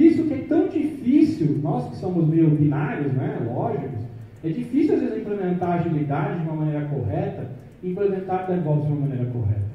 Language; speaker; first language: Portuguese; native; Portuguese